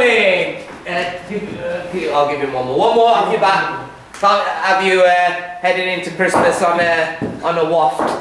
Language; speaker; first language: English; native; English